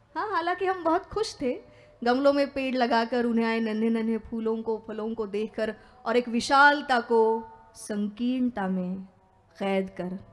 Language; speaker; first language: Hindi; non-native, local second language; Marathi